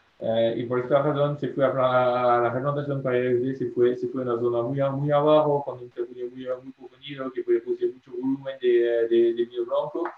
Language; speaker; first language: Spanish; non-native, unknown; French